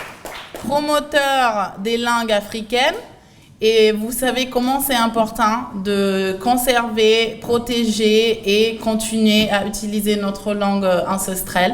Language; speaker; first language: French; non-native, fluent; Italian